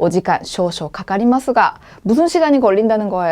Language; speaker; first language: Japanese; non-native, fluent; Korean